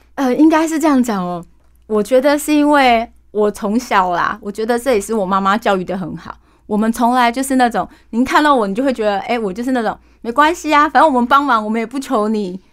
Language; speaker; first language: Chinese; native; Chinese